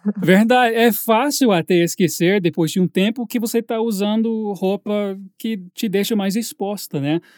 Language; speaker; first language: Portuguese; non-native, fluent; English